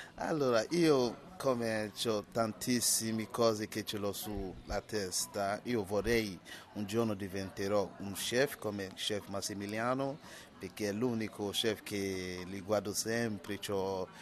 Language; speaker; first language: Italian; non-native, learner; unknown